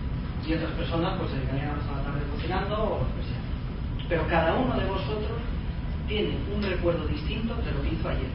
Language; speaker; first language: Spanish; native; Spanish